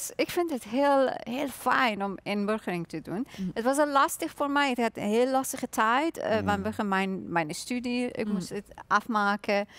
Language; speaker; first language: Dutch; non-native, learner; Persian